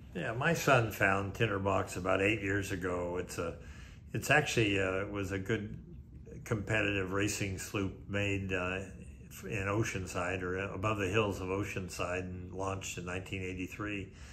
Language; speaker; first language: English; native; English